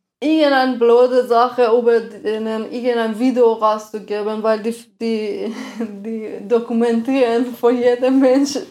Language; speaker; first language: German; non-native, fluent; Persian